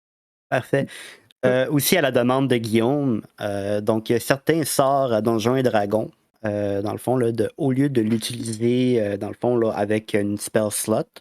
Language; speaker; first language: French; native; French